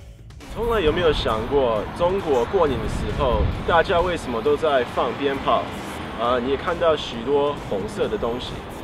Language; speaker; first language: Chinese; early bilingual, heritage; Chinese